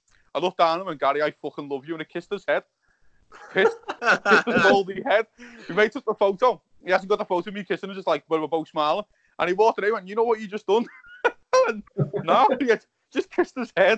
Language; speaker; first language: English; native; English